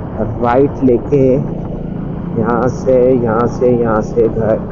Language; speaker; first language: Hindi; non-native, local second language; Marathi